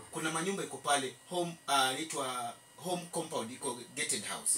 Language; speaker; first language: English; non-native, local second language; Swahili